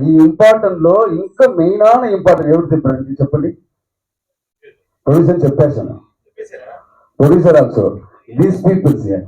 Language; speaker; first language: Telugu; non-native, fluent; Tamil